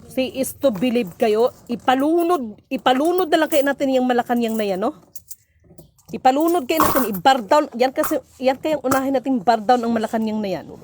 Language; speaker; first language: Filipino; non-native, local second language; Cebuano